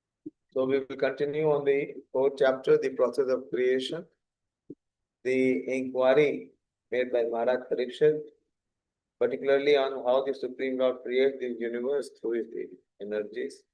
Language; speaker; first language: English; non-native, local second language; Hindi